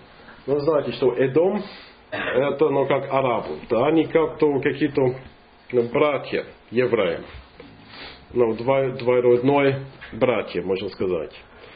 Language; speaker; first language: Russian; non-native, fluent; English